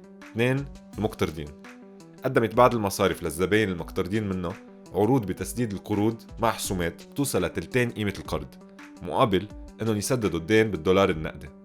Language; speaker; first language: Arabic; native; Arabic